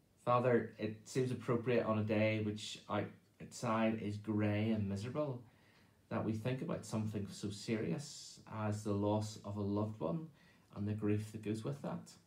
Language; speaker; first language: English; native; English